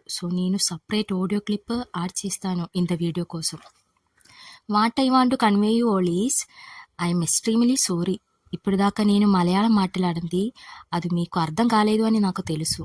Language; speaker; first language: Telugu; non-native, learner; Malayalam